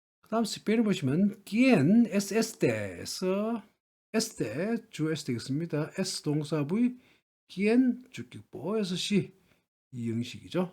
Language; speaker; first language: Korean; native; Korean